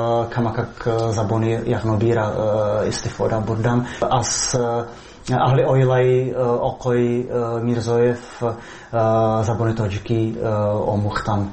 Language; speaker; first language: Persian; non-native, fluent; Czech